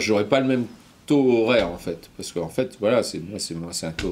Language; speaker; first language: French; native; French